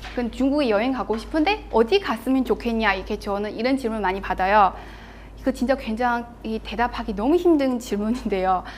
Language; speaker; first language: Korean; non-native, fluent; Chinese